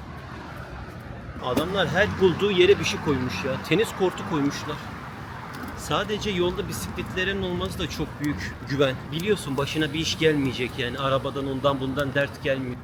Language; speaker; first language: Turkish; native; Turkish